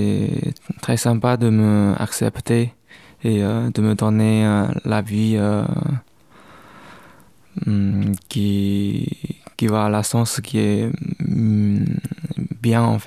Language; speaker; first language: French; non-native, learner; Chinese